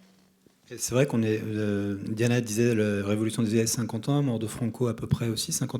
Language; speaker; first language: French; native; French